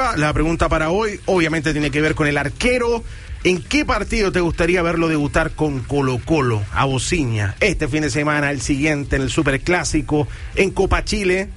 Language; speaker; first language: Spanish; native; Spanish